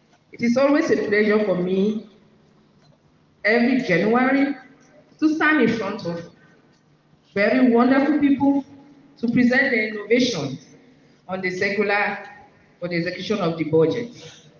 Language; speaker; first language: English; native; English